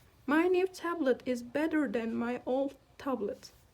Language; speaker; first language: English; non-native, fluent; Turkish